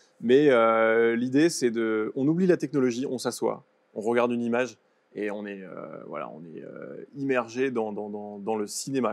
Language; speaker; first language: French; native; French